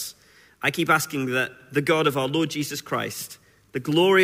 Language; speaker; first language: English; native; English